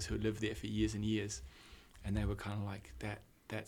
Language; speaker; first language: English; native; English